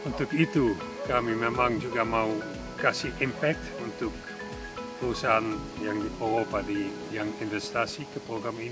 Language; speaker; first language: Indonesian; non-native, fluent; Dutch